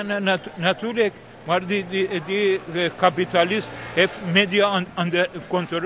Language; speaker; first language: Dutch; non-native, learner; Persian